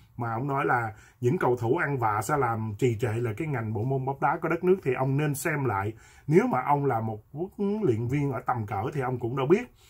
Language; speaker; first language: Vietnamese; native; Vietnamese